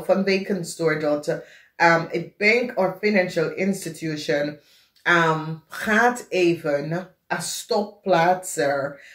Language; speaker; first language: Dutch; non-native, fluent; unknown